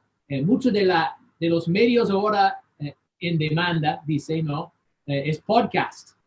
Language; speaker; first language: Spanish; non-native, fluent; English